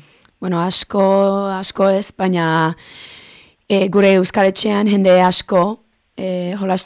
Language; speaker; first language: Basque; early bilingual, heritage; Basque